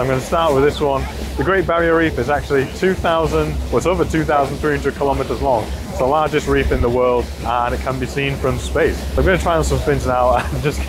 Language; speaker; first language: English; native; English